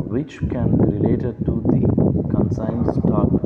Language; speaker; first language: English; non-native, local second language; Telugu